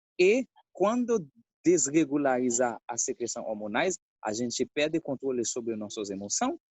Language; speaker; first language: Portuguese; non-native, fluent; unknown